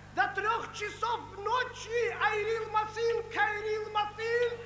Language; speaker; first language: Russian; non-native, local second language; Uzbek